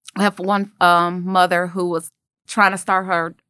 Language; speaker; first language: English; native; English